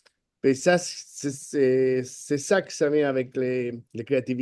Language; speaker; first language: French; non-native, fluent; Spanish